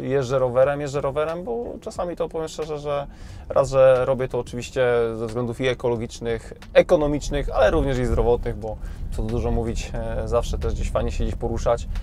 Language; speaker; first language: Polish; native; Polish